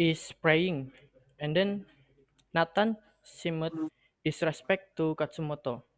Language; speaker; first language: English; non-native, learner; Indonesian